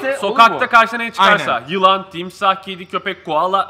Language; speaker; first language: Turkish; native; Turkish